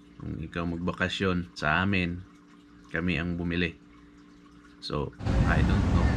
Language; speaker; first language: Filipino; non-native, local second language; Cebuano